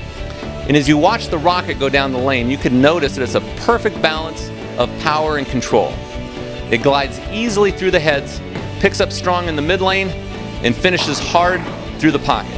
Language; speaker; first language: English; native; English